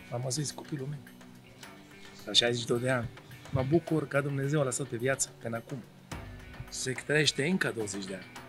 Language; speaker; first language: Romanian; non-native, learner; Arabic